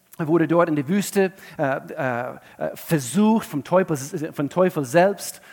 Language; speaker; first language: German; non-native, fluent; English